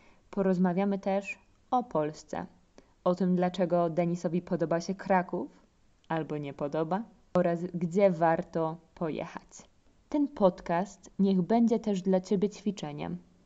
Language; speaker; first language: Polish; native; Polish